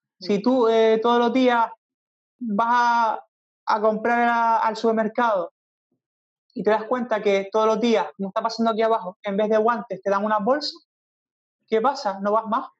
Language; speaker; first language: Spanish; native; Spanish